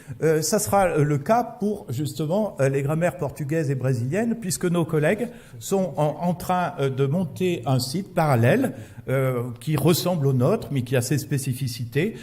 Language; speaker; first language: French; native; French